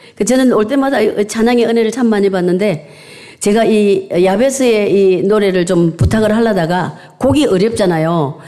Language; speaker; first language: Korean; native; Korean